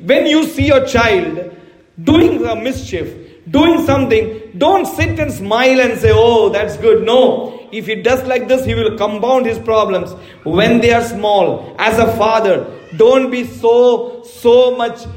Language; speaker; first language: English; non-native, local second language; Malayalam